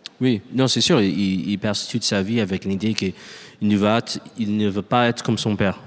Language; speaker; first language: French; non-native, learner; English